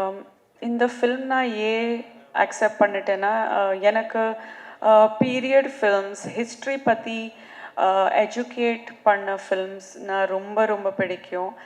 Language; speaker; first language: Tamil; non-native, learner; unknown